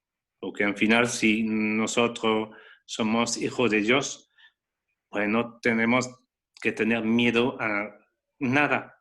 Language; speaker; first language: Spanish; non-native, fluent; French